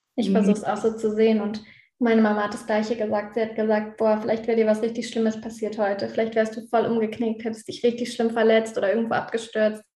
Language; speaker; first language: German; native; German